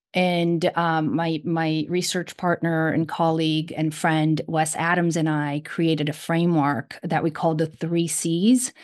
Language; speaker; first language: English; non-native, fluent; Portuguese